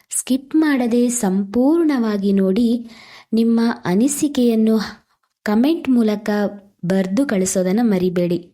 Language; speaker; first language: Kannada; non-native, local second language; Tulu